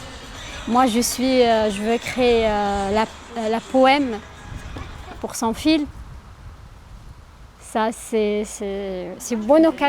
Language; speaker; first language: French; non-native, learner; Arabic